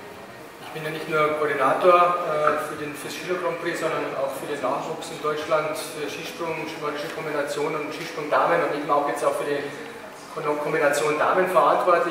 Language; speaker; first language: German; native; German